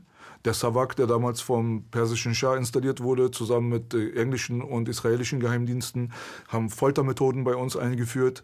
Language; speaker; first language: German; early bilingual, other home language; Persian